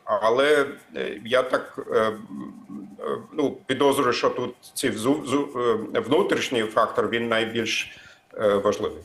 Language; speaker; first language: Ukrainian; non-native, fluent; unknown